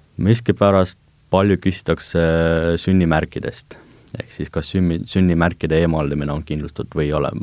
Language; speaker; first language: Estonian; non-native, local second language; Russian